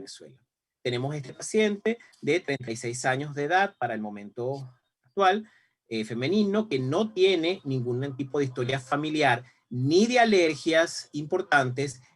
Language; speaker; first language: Spanish; native; Spanish